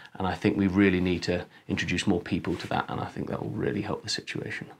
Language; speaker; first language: English; native; English